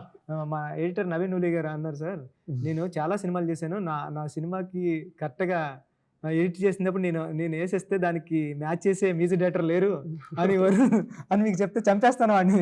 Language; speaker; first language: Telugu; native; Telugu